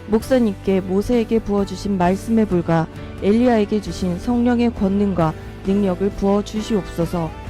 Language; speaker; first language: Korean; native; Korean